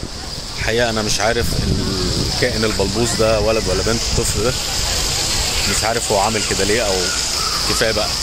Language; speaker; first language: Arabic; native; Arabic